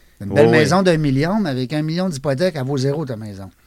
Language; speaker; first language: French; native; French